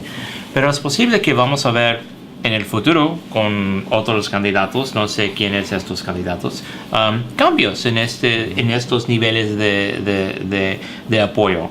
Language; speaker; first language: Spanish; early bilingual, heritage; English